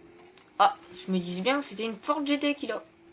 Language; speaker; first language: French; native; French